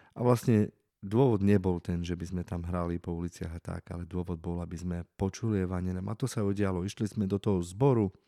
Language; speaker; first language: Slovak; non-native, local second language; Romany